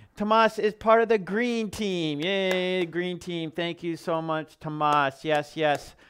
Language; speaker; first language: English; native; English